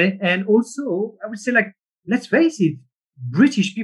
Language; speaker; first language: English; non-native, fluent; French